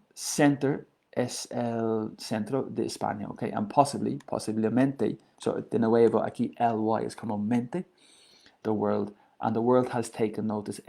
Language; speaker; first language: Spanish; non-native, learner; English